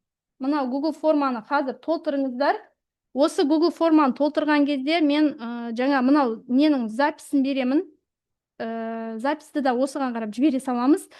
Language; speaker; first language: Kazakh; native; Kazakh